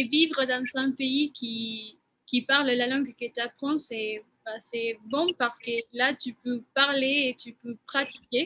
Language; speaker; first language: French; non-native, fluent; Spanish